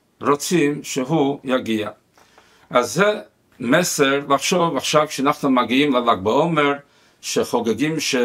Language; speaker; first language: Hebrew; non-native, fluent; Spanish